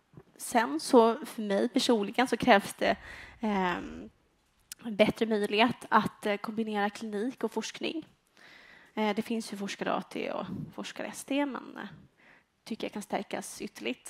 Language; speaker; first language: Swedish; native; Swedish